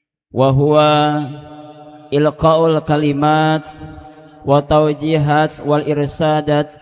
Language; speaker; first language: Arabic; non-native, learner; Indonesian